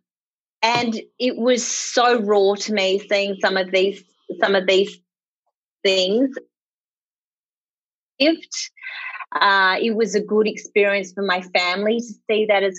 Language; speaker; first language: English; native; English